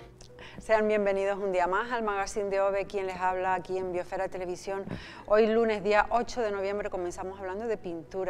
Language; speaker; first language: Spanish; native; Spanish